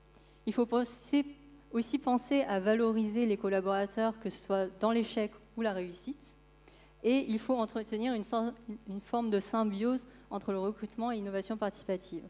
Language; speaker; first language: French; native; French